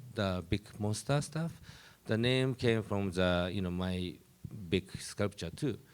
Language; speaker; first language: English; non-native, learner; Japanese